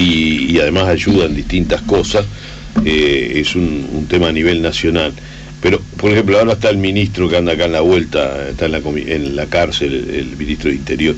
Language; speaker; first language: Spanish; native; Spanish